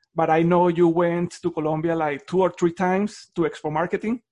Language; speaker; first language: English; non-native, fluent; Spanish